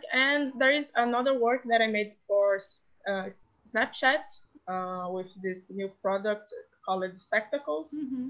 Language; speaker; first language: English; non-native, fluent; Portuguese